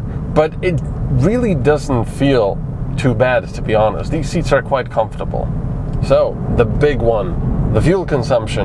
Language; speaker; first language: English; non-native, fluent; Slovenian